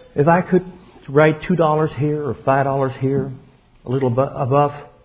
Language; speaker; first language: English; native; English